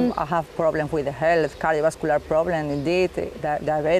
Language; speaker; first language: English; non-native, learner; Spanish